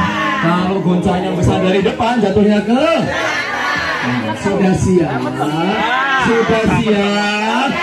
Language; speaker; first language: Indonesian; non-native, local second language; Javanese